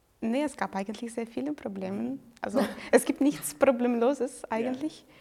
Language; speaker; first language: German; non-native, fluent; Ukrainian